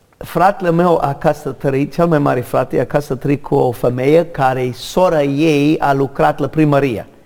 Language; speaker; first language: Romanian; non-native, learner; English